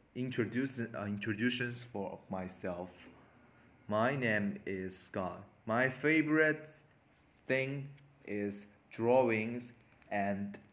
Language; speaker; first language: English; non-native, learner; Chinese